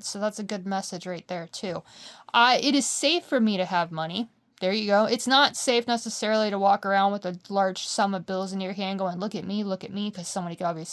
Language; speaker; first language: English; native; English